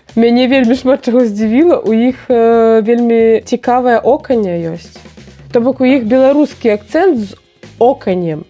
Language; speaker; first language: Belarusian; non-native, local second language; Russian